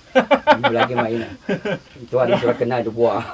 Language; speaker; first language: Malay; non-native, local second language; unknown